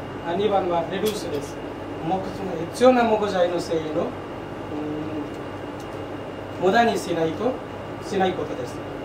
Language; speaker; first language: Japanese; non-native, learner; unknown